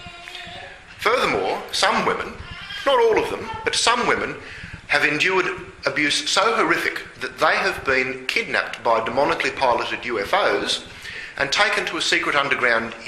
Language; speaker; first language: English; native; English